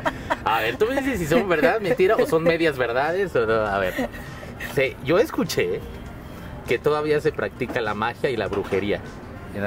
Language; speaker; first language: Spanish; native; Spanish